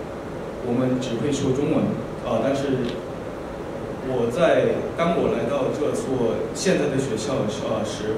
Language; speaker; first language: Chinese; non-native, fluent; Korean